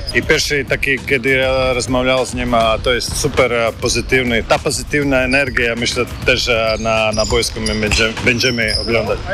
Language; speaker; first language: Polish; non-native, learner; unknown